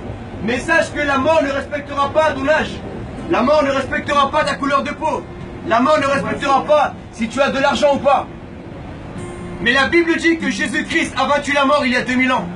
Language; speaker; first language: French; native; French